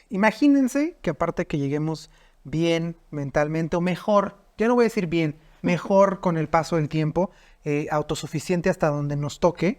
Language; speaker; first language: Spanish; native; Spanish